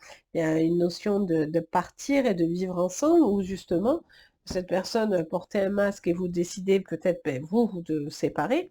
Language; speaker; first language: French; native; French